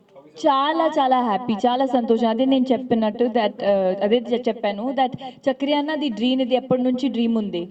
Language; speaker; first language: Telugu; non-native, fluent; Hindi